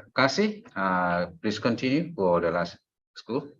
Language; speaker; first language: English; non-native, fluent; Indonesian